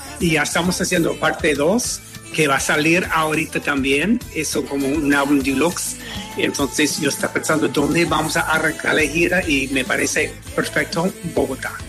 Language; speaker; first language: Spanish; non-native, fluent; English